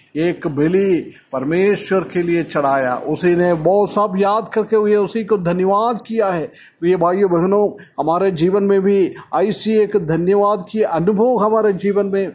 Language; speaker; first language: Hindi; non-native, local second language; Malayalam